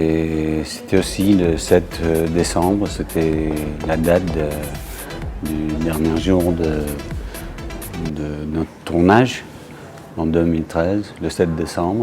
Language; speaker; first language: French; non-native, fluent; English